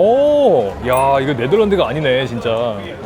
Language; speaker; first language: Korean; native; Korean